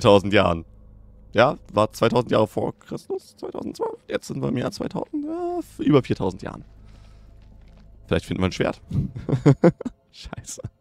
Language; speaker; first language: German; native; German